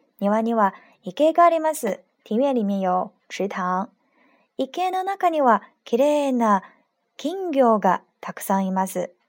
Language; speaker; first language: Japanese; non-native, fluent; Chinese